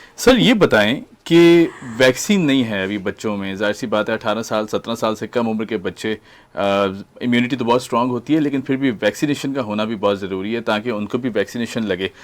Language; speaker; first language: Urdu; native; Urdu